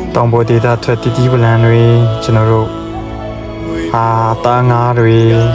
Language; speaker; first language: Burmese; non-native, local second language; Kachin